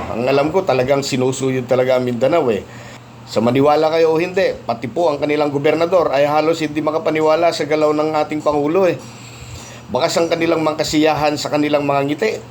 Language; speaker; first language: Filipino; native; Filipino